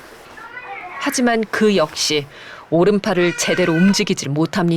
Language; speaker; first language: Korean; native; Korean